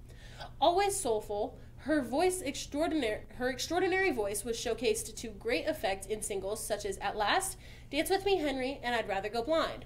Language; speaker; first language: English; native; English